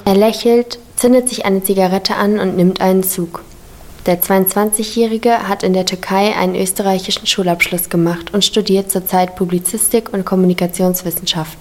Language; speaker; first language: German; native; German